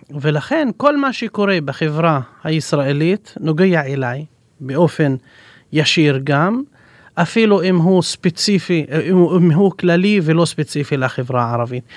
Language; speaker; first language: Hebrew; non-native, local second language; Arabic